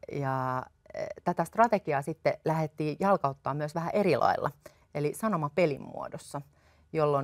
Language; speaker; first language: Finnish; native; Finnish